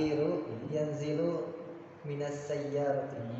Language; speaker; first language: Arabic; non-native, learner; Indonesian